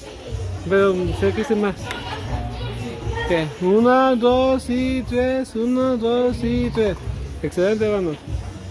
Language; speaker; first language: Spanish; early bilingual, heritage; Spanish